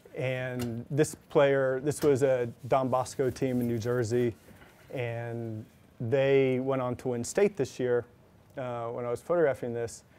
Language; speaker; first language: English; native; English